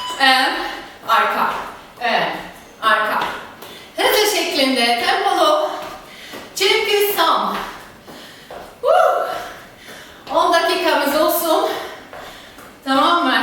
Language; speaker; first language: Turkish; non-native, fluent; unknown